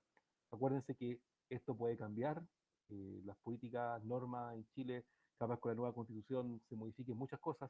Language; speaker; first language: Spanish; native; Spanish